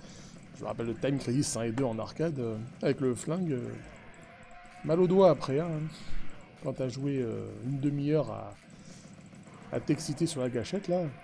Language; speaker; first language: French; native; French